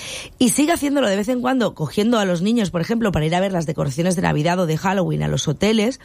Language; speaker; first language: Spanish; native; Spanish